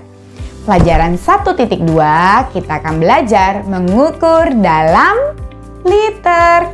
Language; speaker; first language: Indonesian; native; Indonesian